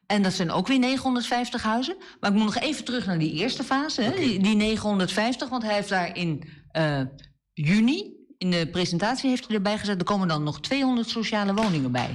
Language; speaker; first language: Dutch; native; Dutch